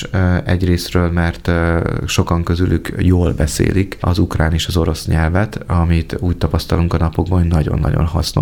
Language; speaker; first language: Hungarian; native; Hungarian